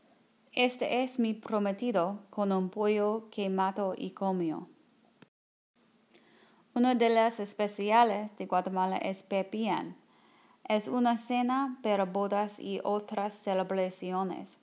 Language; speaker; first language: Spanish; non-native, learner; English